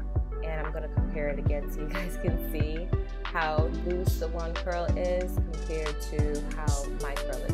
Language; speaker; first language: English; native; English